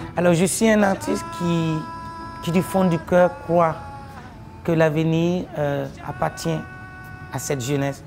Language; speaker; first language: French; non-native, local second language; Mossi